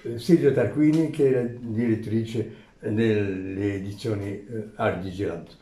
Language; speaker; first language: Italian; early bilingual, heritage; Italian